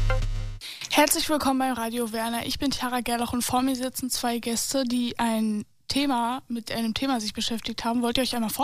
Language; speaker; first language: German; native; German